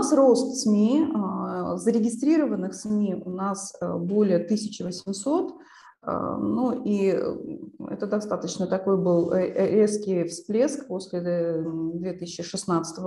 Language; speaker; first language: Russian; non-native, local second language; Uzbek